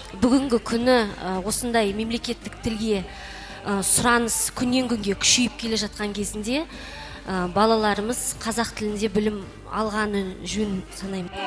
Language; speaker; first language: Kazakh; non-native, local second language; Russian